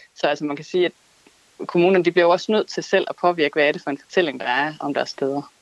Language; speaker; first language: Danish; native; Danish